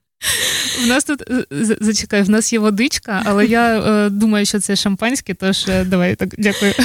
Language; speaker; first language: Ukrainian; native; Ukrainian